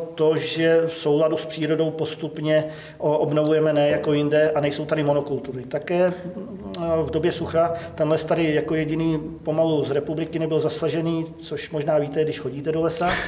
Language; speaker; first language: Czech; native; Czech